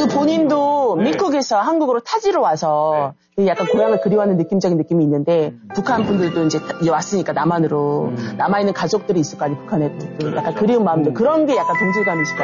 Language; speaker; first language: Korean; native; Korean